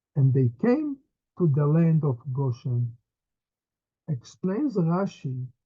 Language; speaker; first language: English; non-native, fluent; Hebrew